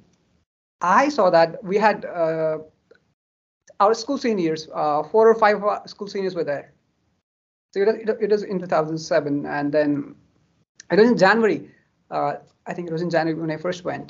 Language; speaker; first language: English; non-native, local second language; Nepali